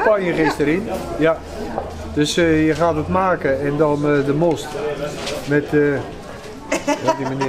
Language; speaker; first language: Dutch; native; Dutch